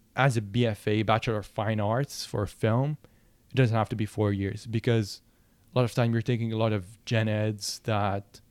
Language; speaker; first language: English; non-native, fluent; Arabic